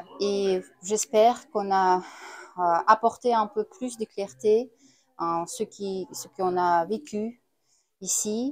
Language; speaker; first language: French; non-native, fluent; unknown